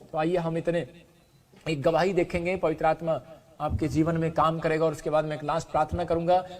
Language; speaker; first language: Hindi; non-native, local second language; Punjabi